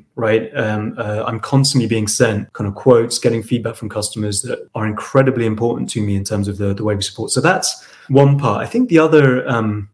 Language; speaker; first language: English; native; English